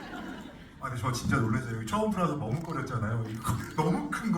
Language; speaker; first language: Korean; native; Korean